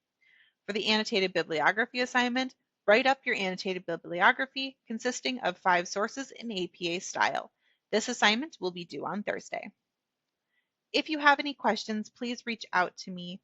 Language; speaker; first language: English; native; English